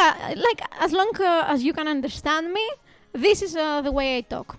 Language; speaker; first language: English; non-native, fluent; Greek